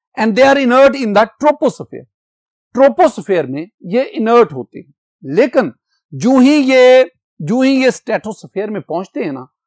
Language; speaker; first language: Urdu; non-native, local second language; Punjabi